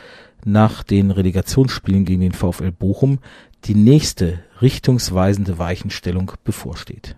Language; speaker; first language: German; native; German